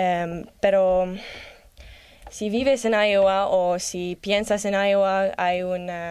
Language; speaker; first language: Spanish; non-native, learner; English